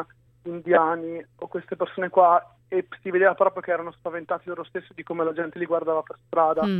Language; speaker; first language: Italian; native; Italian